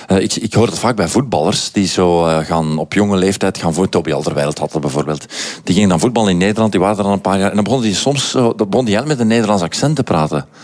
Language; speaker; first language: Dutch; native; Dutch